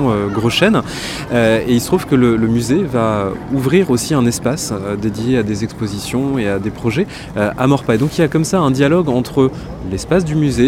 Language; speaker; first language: French; native; French